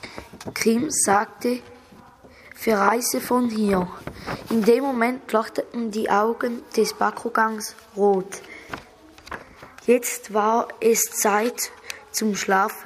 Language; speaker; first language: German; native; German